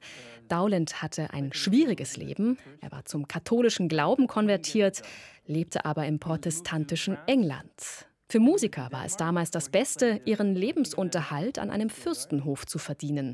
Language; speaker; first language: German; native; German